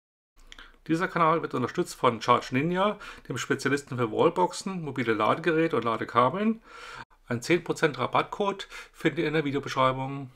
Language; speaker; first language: German; native; German